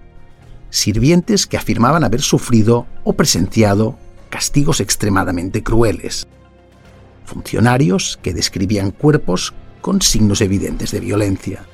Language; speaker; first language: Spanish; native; Spanish